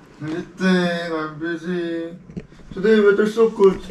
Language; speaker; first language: English; non-native, learner; Korean